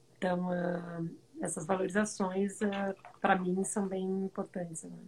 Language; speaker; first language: Portuguese; native; Portuguese